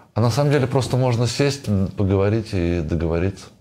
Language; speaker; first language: Russian; native; Russian